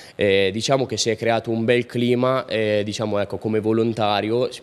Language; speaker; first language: Italian; native; Italian